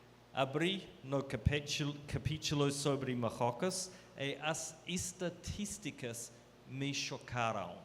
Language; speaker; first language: Portuguese; non-native, fluent; English